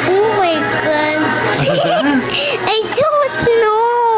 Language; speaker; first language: English; non-native, local second language; Filipino